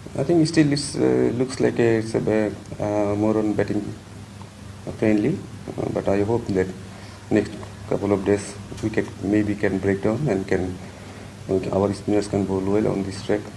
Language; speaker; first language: English; non-native, local second language; Bangla